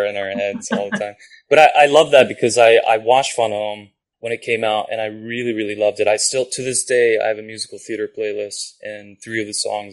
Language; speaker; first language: English; non-native, fluent; Japanese